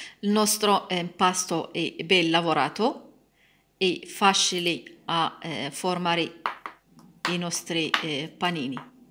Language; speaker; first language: Italian; non-native, learner; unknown